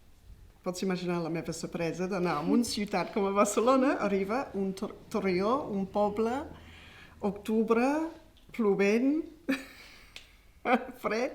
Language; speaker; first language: Catalan; non-native, fluent; English